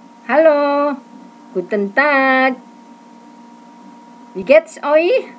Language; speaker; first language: German; non-native, fluent; Indonesian